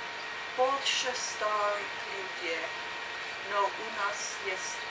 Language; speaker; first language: Russian; non-native, learner; English